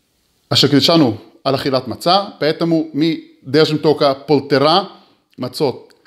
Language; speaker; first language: Russian; early bilingual, heritage; Hebrew